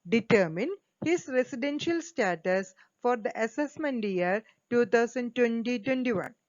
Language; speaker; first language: English; non-native, local second language; Malayalam